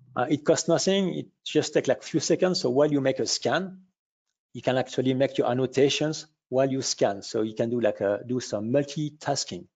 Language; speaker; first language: English; non-native, fluent; French